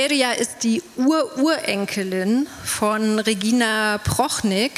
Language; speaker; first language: German; native; German